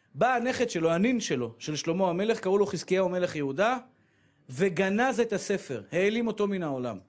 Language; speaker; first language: Hebrew; native; Hebrew